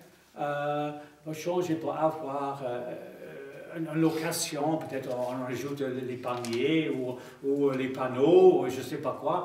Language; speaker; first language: French; non-native, fluent; English